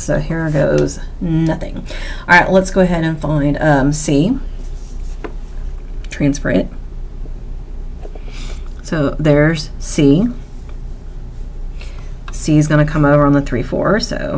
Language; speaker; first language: English; native; English